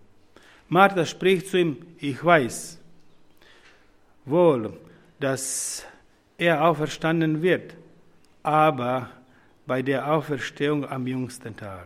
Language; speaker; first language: German; non-native, fluent; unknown